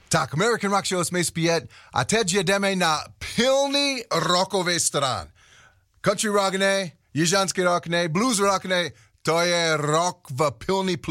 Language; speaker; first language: Czech; non-native, learner; English